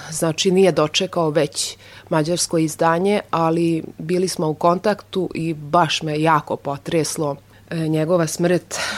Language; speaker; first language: Serbian; non-native, local second language; Hungarian